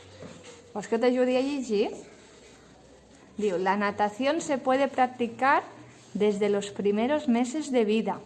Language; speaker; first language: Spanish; non-native, local second language; Catalan